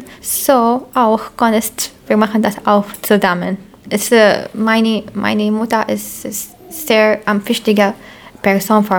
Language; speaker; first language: German; non-native, learner; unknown